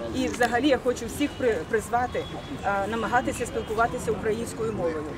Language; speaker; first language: Ukrainian; native; Ukrainian